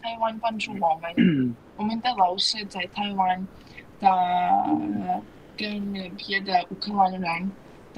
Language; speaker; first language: Chinese; non-native, learner; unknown